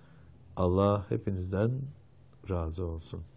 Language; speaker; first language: Turkish; native; Turkish